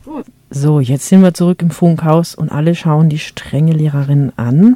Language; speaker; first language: German; native; German